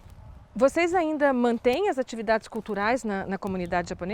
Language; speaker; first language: Portuguese; native; Portuguese